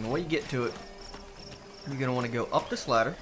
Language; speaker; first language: English; native; English